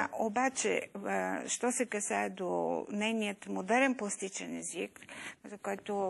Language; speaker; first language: Bulgarian; native; Bulgarian